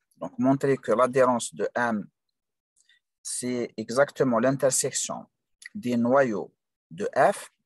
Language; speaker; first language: French; non-native, local second language; Arabic